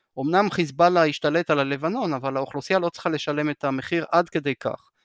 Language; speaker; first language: Hebrew; native; Hebrew